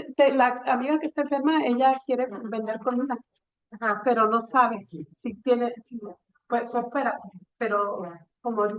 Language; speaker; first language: Spanish; native; Spanish